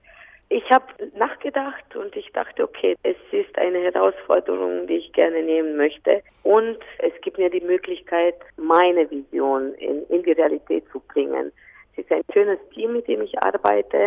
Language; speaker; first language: German; non-native, local second language; Romanian